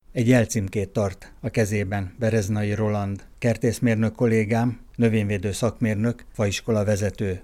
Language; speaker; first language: Hungarian; native; Hungarian